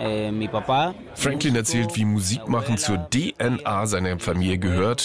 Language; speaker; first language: German; native; German